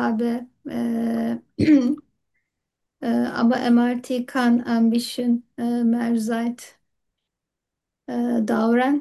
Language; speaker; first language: German; non-native, learner; Turkish